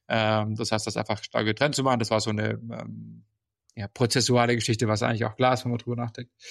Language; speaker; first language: German; native; German